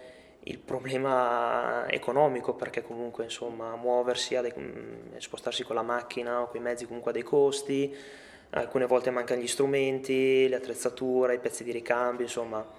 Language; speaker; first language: Italian; native; Italian